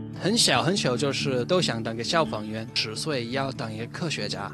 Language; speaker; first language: Chinese; non-native, fluent; English